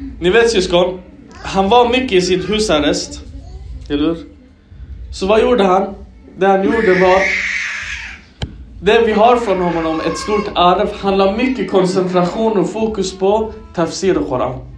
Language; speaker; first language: Swedish; early bilingual, other home language; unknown